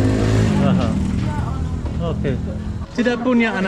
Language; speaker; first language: Indonesian; non-native, learner; English